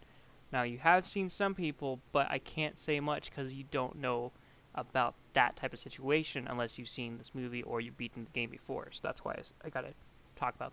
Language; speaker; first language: English; native; English